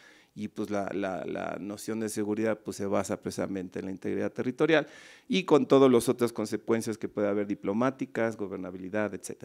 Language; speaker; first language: Spanish; native; Spanish